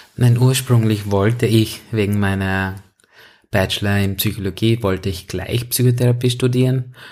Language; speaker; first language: German; non-native, fluent; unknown